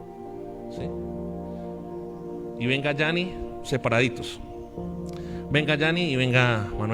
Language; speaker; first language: Spanish; native; Spanish